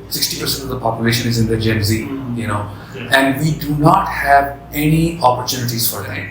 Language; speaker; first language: English; non-native, local second language; Urdu